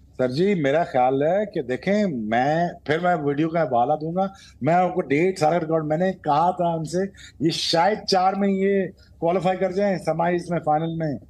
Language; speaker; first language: Urdu; non-native, local second language; Punjabi